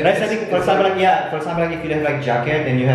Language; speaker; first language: English; non-native, learner; Indonesian